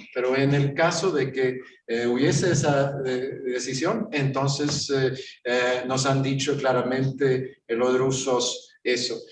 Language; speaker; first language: Spanish; non-native, fluent; Swedish